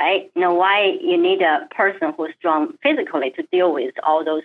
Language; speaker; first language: English; non-native, fluent; Chinese